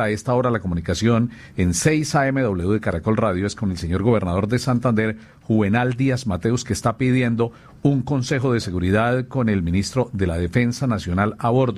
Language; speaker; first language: Spanish; native; Spanish